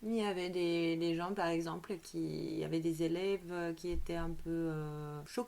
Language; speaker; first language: French; non-native, fluent; Bulgarian